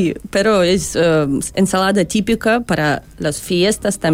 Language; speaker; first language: Spanish; non-native, learner; Russian